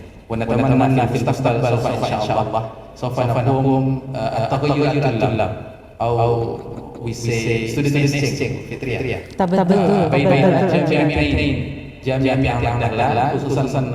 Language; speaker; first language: Arabic; non-native, fluent; Indonesian